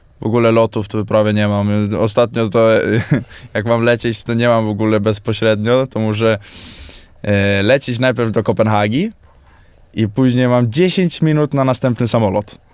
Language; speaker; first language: Polish; early bilingual, heritage; Polish